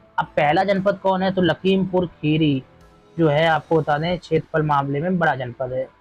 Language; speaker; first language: Hindi; native; Hindi